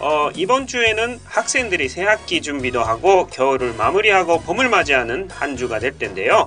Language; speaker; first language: Korean; non-native, fluent; Japanese